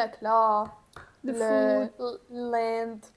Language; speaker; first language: Arabic; native; Arabic